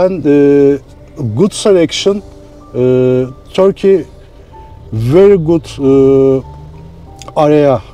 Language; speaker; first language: English; non-native, learner; Turkish